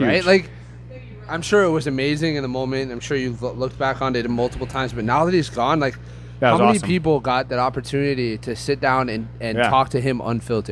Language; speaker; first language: English; native; English